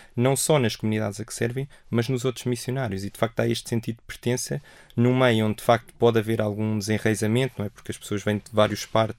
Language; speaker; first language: Portuguese; native; Portuguese